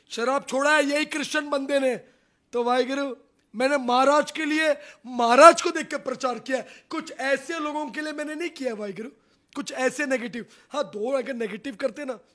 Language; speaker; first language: Hindi; non-native, local second language; Punjabi